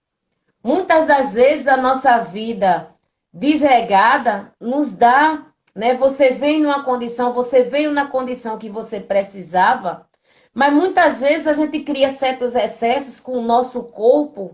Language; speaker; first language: Portuguese; native; Portuguese